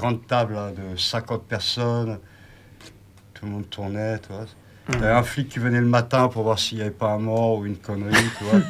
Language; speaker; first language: French; native; French